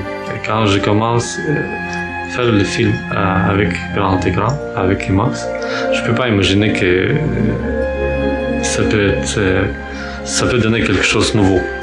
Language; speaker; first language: French; non-native, fluent; Russian